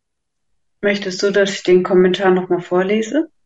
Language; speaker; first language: German; native; German